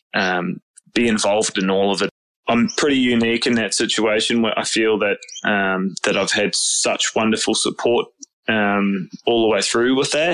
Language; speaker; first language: English; native; English